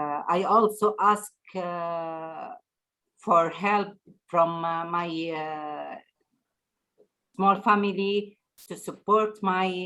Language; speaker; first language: English; non-native, learner; Arabic